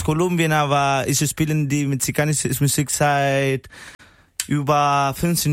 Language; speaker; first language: German; non-native, learner; Spanish